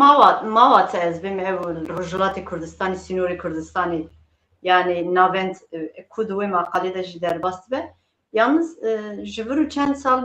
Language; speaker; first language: Kurdish; native; Kurdish